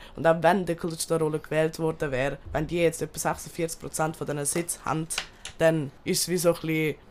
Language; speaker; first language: German; early bilingual, other home language; Turkish